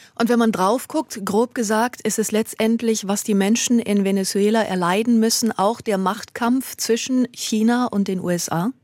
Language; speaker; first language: German; native; German